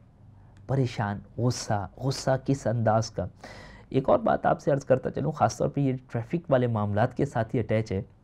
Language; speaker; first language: Urdu; native; Urdu